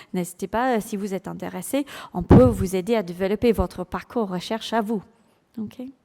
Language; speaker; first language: French; non-native, fluent; English